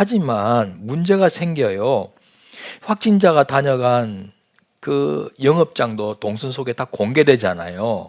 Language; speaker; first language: Korean; native; Korean